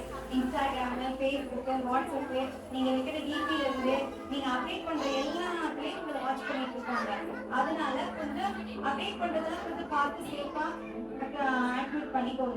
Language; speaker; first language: Tamil; native; Tamil